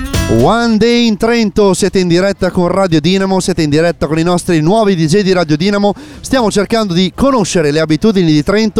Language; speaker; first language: Italian; native; Italian